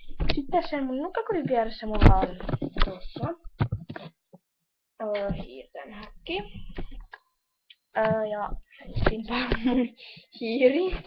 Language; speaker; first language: Finnish; native; Finnish